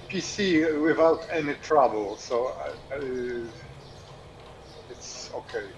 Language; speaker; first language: English; non-native, fluent; Polish